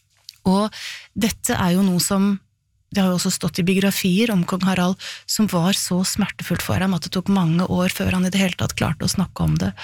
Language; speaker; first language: Norwegian; native; Norwegian